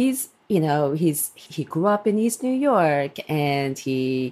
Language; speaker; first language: English; non-native, fluent; Korean